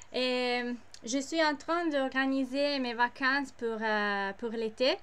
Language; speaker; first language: French; non-native, learner; English